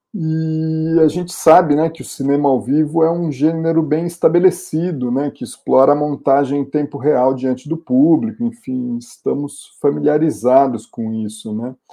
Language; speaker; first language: Portuguese; native; Portuguese